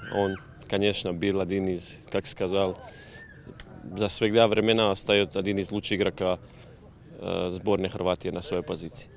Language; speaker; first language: Russian; non-native, learner; Croatian